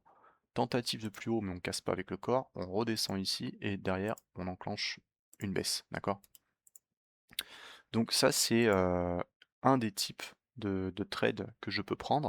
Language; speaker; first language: French; native; French